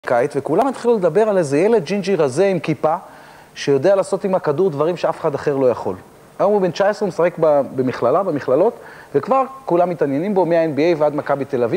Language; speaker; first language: Hebrew; native; Hebrew